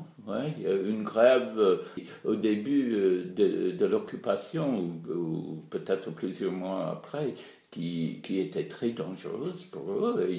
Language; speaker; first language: French; non-native, fluent; English